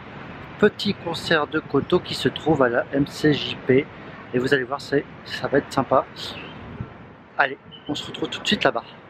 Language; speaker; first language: French; native; French